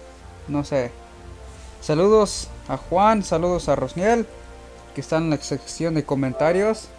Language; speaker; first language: Spanish; early bilingual, heritage; Spanish